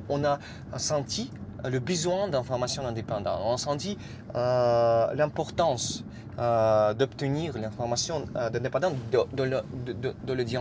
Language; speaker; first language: French; non-native, fluent; Russian